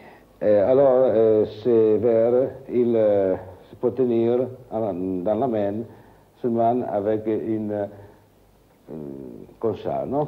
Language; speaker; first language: French; non-native, fluent; Italian